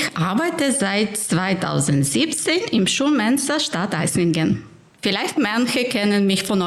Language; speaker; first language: German; non-native, fluent; Ukrainian